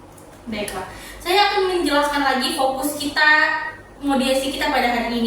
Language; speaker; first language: Indonesian; native; Indonesian